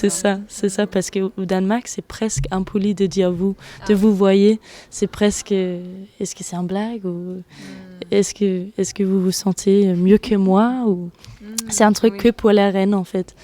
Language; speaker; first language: French; non-native, fluent; Danish